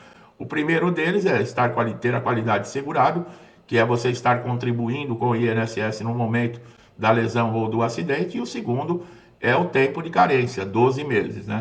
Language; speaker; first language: Portuguese; native; Portuguese